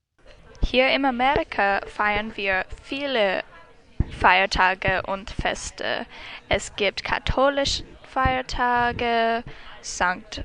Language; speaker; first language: German; non-native, learner; English